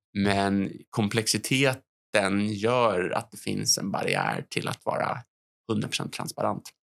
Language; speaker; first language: Swedish; native; Swedish